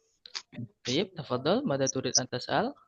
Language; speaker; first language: Arabic; non-native, fluent; Indonesian